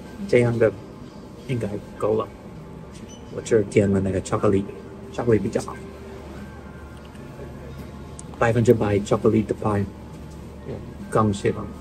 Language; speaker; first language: Chinese; non-native, fluent; English